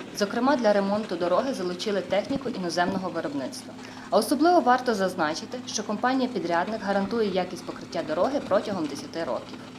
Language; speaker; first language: Ukrainian; native; Ukrainian